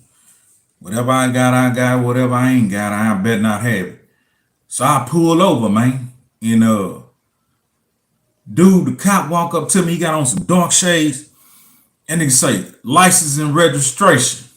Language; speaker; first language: English; native; English